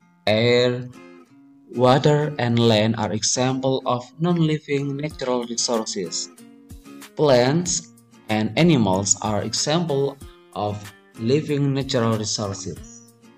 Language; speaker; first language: English; non-native, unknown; Indonesian